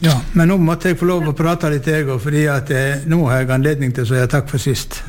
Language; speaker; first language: Norwegian; native; Norwegian